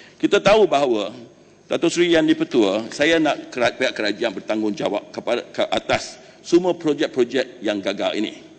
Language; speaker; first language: Malay; non-native, local second language; Chinese